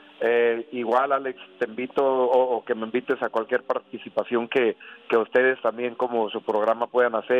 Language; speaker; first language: Spanish; early bilingual, other home language; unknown